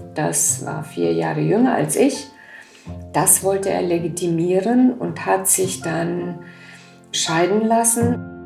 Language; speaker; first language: German; native; German